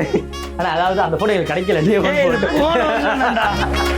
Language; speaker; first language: Tamil; native; Tamil